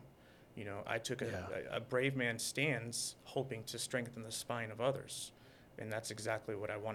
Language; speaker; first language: English; native; English